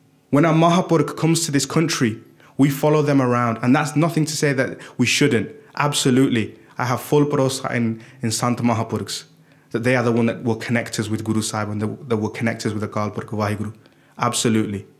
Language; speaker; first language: English; native; English